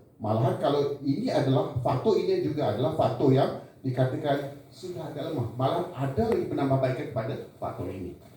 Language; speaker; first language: Malay; native; Malay